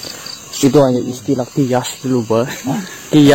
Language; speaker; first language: Indonesian; native; Indonesian